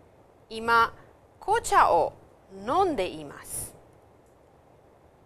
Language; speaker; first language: Japanese; non-native, fluent; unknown